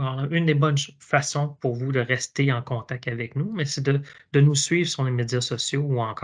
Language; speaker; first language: French; native; French